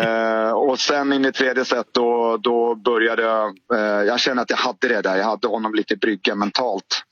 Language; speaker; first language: Swedish; native; Swedish